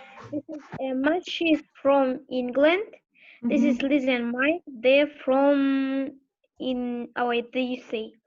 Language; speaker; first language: English; non-native, learner; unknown